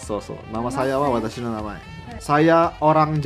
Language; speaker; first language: Japanese; non-native, fluent; Indonesian